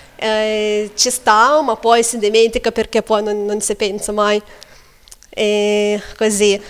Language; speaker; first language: Italian; non-native, learner; Lithuanian